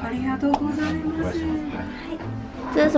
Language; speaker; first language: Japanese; non-native, fluent; Chinese